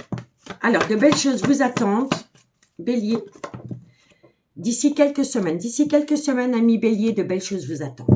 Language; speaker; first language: French; native; French